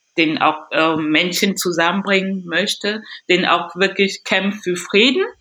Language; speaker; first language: German; non-native, fluent; French